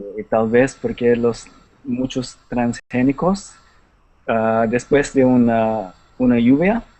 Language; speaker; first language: Spanish; non-native, learner; English